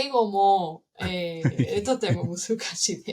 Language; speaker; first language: Japanese; non-native, learner; Spanish